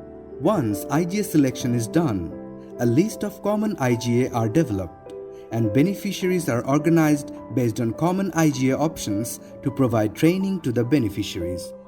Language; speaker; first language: English; non-native, local second language; Bangla